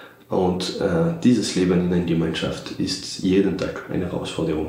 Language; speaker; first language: German; non-native, fluent; French